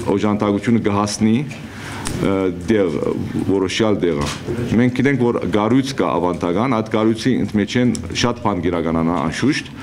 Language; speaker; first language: Armenian; early bilingual, heritage; Armenian